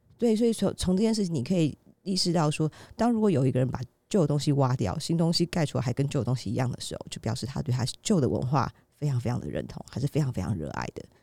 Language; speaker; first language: Chinese; native; Chinese